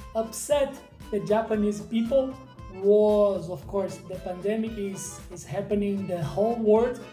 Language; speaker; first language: English; non-native, fluent; Portuguese